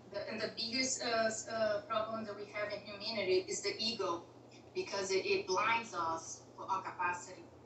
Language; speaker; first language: English; non-native, fluent; Portuguese